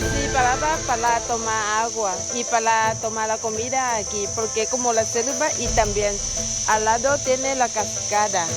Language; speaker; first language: Spanish; non-native, learner; Thai